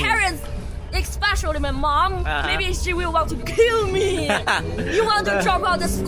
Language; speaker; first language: English; non-native, learner; Chinese